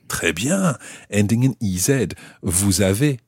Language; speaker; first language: French; non-native, fluent; English